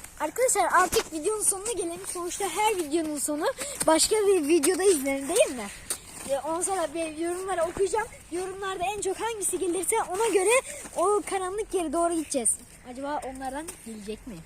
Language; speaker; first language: Turkish; native; Turkish